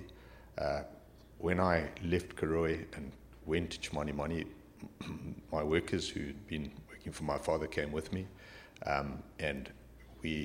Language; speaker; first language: English; native; English